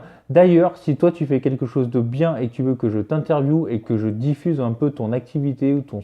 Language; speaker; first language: French; native; French